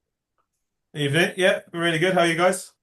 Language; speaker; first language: English; native; English